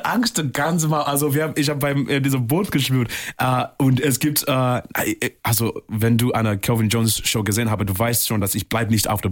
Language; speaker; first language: German; non-native, fluent; English